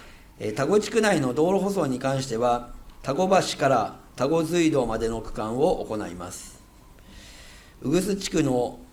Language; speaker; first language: Japanese; native; Japanese